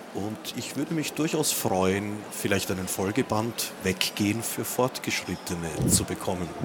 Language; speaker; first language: German; native; German